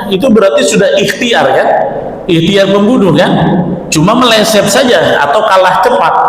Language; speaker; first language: Indonesian; native; Indonesian